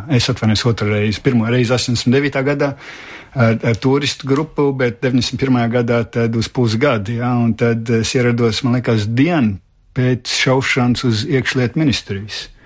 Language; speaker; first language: Latvian; early bilingual, heritage; Latvian